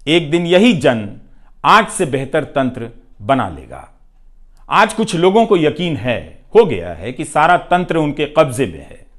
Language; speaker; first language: Hindi; non-native, local second language; Bhojpuri